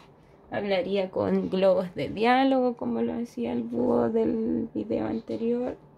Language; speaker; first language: Spanish; native; Spanish